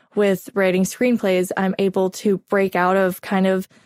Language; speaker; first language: English; native; English